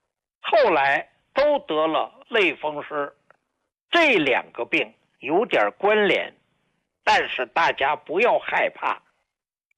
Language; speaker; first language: Chinese; native; Chinese